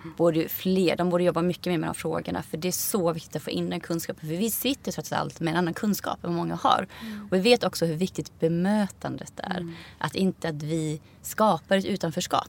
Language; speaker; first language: Swedish; early bilingual, other home language; Icelandic